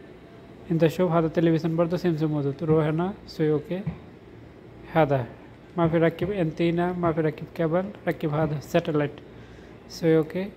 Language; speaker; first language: Arabic; non-native, learner; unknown